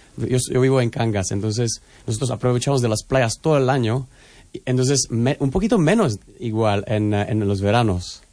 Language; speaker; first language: Spanish; non-native, fluent; Czech